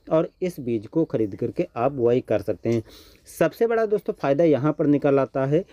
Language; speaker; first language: Hindi; native; Hindi